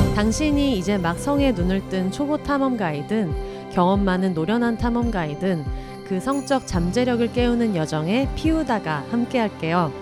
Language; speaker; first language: Korean; native; Korean